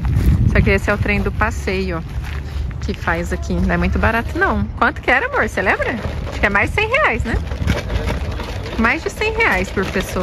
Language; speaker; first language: Portuguese; native; Portuguese